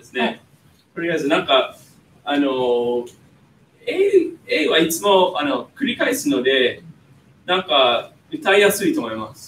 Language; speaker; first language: Japanese; non-native, fluent; English